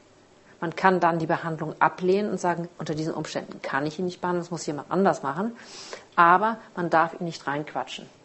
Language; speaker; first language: German; native; German